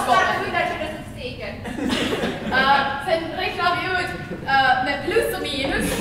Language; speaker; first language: Swedish; native; Swedish